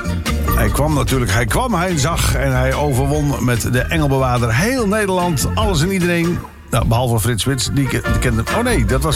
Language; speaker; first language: Dutch; native; Dutch